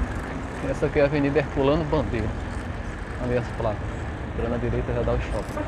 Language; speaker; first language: Portuguese; native; Portuguese